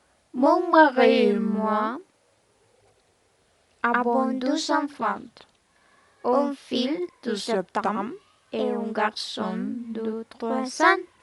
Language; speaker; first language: French; non-native, learner; Spanish